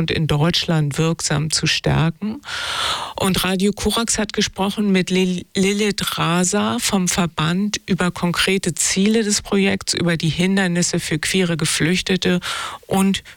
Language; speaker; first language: German; native; German